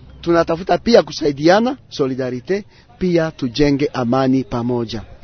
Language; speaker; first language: Swahili; non-native, local second language; Nande